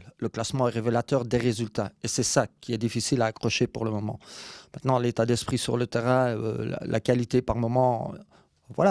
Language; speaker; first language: French; native; French